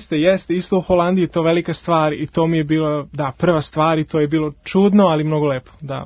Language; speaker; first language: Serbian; early bilingual, heritage; Serbian